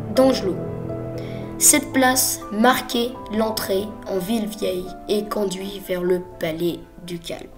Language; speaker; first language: French; native; French